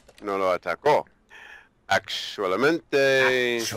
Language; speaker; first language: Spanish; non-native, learner; English